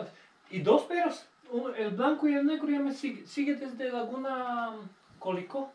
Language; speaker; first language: Spanish; non-native, learner; Bulgarian